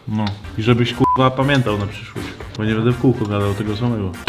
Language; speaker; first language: Polish; native; Polish